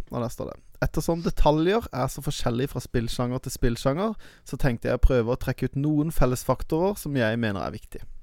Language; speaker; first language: Norwegian; native; Norwegian